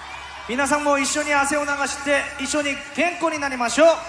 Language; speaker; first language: Japanese; non-native, learner; Korean